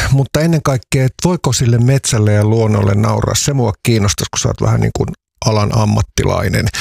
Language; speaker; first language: Finnish; native; Finnish